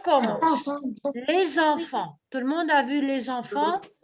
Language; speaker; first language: French; native; French